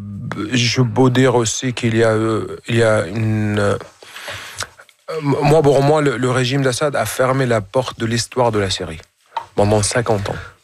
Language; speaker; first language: French; non-native, fluent; Arabic